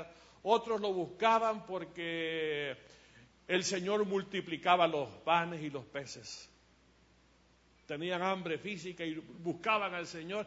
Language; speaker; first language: Spanish; native; Spanish